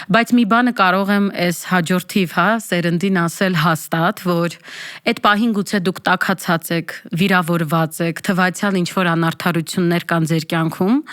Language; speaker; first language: Armenian; native; Armenian